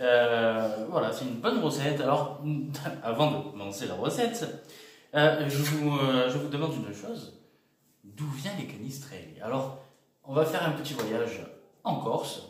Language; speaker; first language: French; native; French